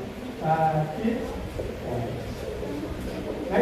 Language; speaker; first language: English; non-native, fluent; Indonesian